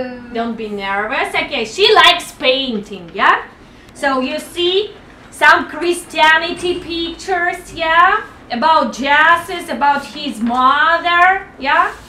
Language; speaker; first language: English; non-native, fluent; Ukrainian